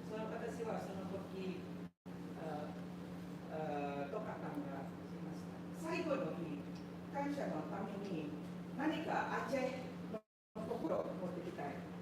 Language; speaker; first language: Japanese; non-native, learner; Indonesian